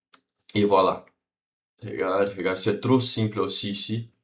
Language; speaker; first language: French; non-native, learner; Portuguese